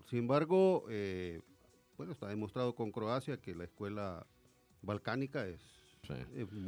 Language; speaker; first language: Spanish; native; Spanish